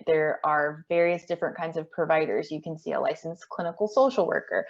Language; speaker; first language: English; native; English